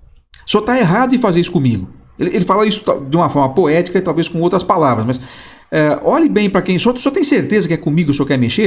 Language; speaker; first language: Portuguese; native; Portuguese